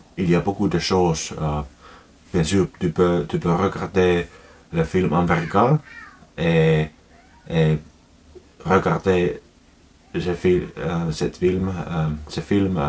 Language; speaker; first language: French; non-native, learner; Finnish